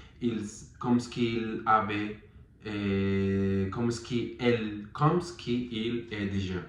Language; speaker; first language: French; non-native, learner; Spanish